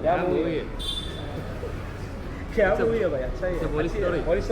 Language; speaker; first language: Hindi; non-native, local second language; Malayalam